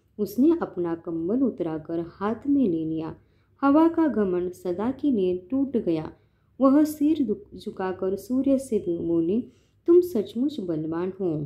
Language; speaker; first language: Hindi; non-native, local second language; Marathi